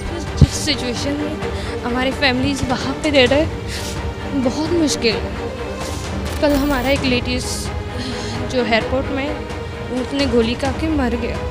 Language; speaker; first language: Hindi; non-native, fluent; Persian